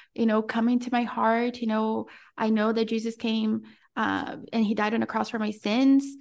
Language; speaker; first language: English; non-native, fluent; Portuguese